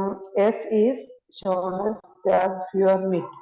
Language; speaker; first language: German; non-native, learner; Malayalam